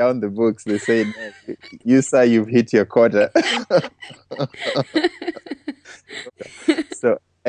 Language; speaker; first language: English; non-native, local second language; Luo (Kenya and Tanzania)